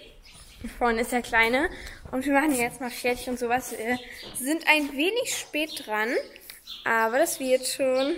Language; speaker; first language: German; native; German